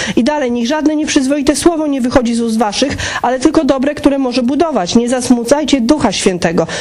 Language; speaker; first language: Polish; native; Polish